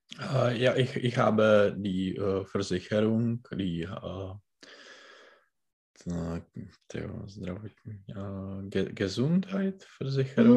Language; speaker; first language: German; non-native, learner; Czech